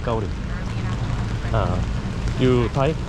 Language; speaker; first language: English; non-native, learner; Korean